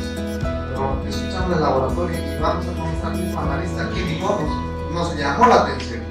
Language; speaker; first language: Spanish; native; Spanish